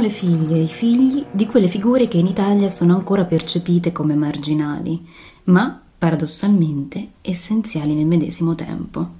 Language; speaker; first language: Italian; early bilingual, other home language; Filipino